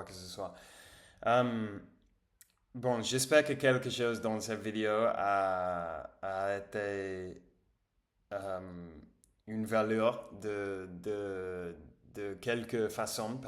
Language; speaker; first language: French; non-native, learner; English